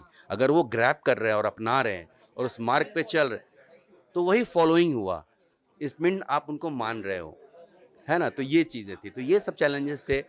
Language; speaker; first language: Hindi; native; Hindi